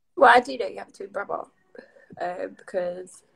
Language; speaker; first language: English; native; English